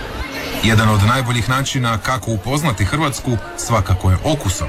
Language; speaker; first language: Serbian; native; Serbian